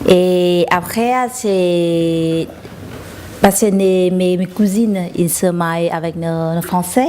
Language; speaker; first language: French; non-native, learner; Vietnamese